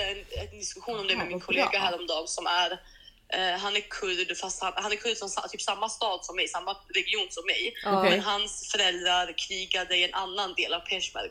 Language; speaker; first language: Swedish; early bilingual, other home language; Kurdish